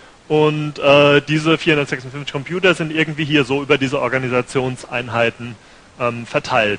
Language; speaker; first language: German; native; German